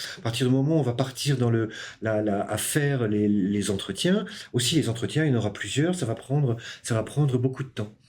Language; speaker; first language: French; native; French